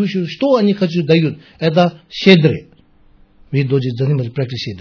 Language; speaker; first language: Russian; non-native, learner; Tibetan